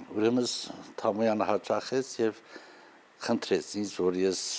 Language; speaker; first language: Armenian; non-native, local second language; Kurdish